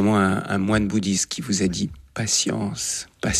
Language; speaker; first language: French; native; French